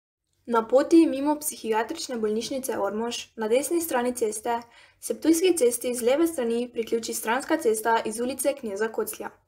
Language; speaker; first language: Slovenian; native; Slovenian